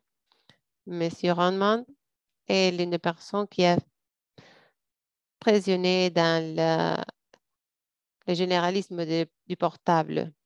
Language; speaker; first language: French; non-native, fluent; English